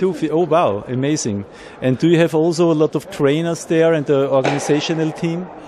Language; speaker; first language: English; non-native, fluent; German